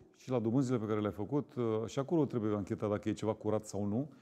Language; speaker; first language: Romanian; native; Romanian